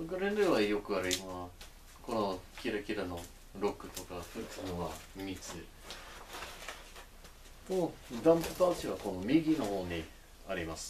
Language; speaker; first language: Japanese; non-native, learner; English